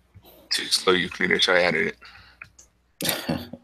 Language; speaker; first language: English; native; English